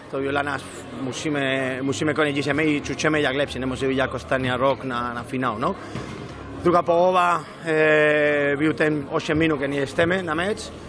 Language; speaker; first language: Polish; non-native, learner; Spanish